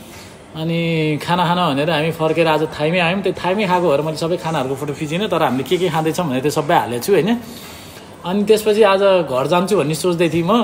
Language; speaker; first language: Nepali; native; Nepali